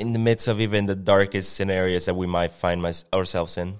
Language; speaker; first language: English; non-native, fluent; Spanish